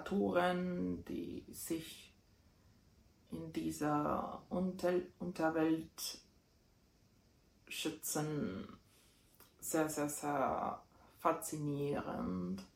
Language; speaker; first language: German; non-native, fluent; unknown